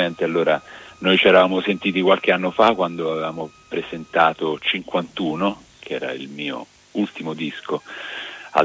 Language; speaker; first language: Italian; native; Italian